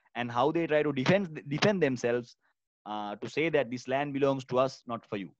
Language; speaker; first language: English; non-native, local second language; Sinhala